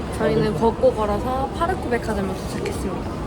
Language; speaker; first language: Korean; native; Korean